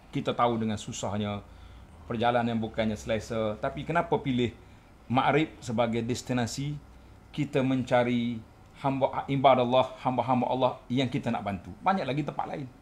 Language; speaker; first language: Malay; native; Malay